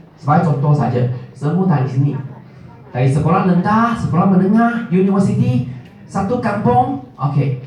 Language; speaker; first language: Malay; non-native, local second language; Min Nan Chinese